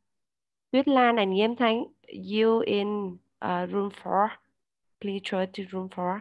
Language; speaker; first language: English; non-native, learner; Vietnamese